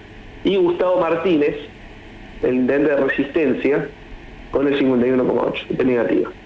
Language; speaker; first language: Spanish; native; Spanish